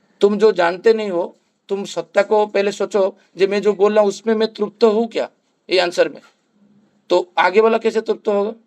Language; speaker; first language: Hindi; non-native, local second language; Bangla